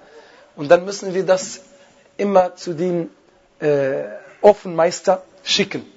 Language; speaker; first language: German; non-native, fluent; Arabic